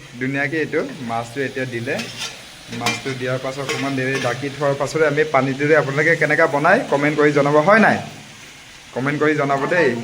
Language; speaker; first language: Assamese; non-native, local second language; Bodo